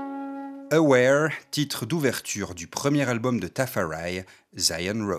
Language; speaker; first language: French; native; French